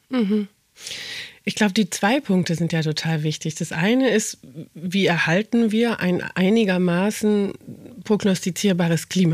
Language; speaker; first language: German; native; German